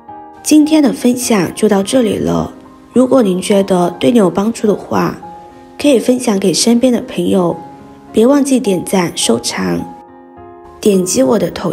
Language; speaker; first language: Chinese; native; Chinese